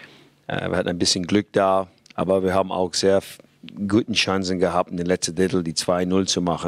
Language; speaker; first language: German; non-native, fluent; English